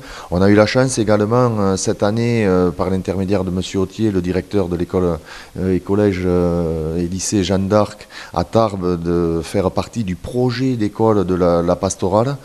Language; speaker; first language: French; native; French